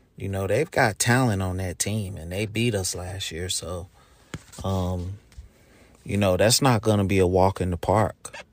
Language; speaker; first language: English; native; English